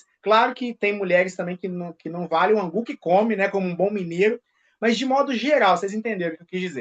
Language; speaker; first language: Portuguese; native; Portuguese